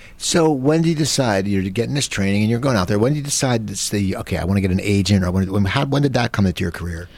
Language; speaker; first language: English; native; English